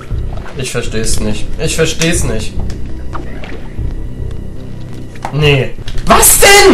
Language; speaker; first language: German; native; German